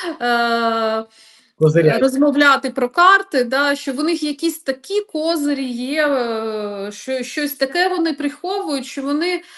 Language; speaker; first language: Ukrainian; non-native, local second language; Russian